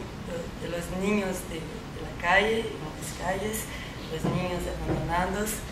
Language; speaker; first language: Spanish; non-native, learner; Portuguese